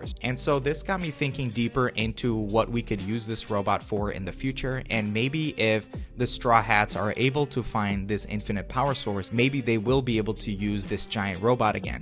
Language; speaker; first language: English; native; English